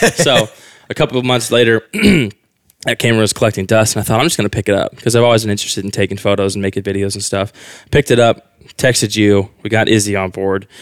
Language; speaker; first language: English; native; English